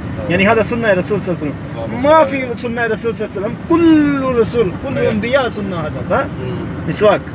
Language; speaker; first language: Arabic; non-native, learner; Punjabi